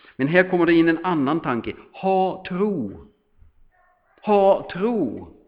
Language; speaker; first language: Swedish; non-native, fluent; German